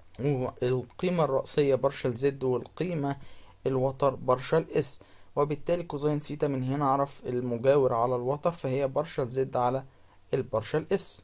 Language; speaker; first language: Arabic; native; Arabic